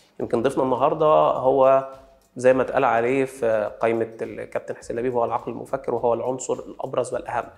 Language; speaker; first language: Arabic; native; Arabic